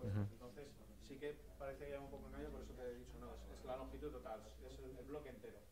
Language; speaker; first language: Spanish; native; Spanish